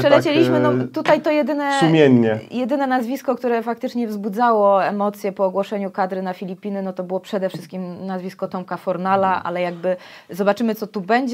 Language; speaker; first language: Polish; native; Polish